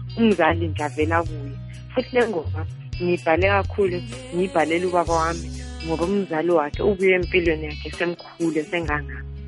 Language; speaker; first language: Zulu; native; Zulu